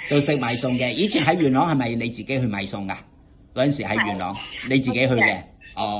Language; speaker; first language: Cantonese; native; Cantonese